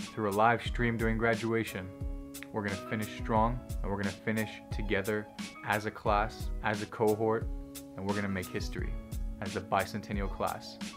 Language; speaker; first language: English; native; English